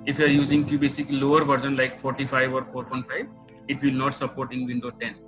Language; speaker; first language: English; non-native, local second language; Nepali